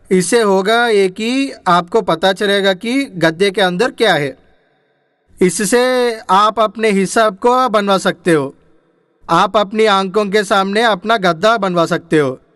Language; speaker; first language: Hindi; non-native, local second language; Telugu